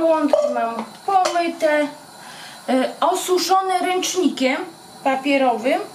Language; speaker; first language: Polish; native; Polish